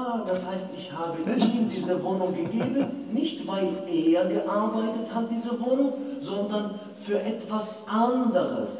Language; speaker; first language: German; non-native, fluent; Arabic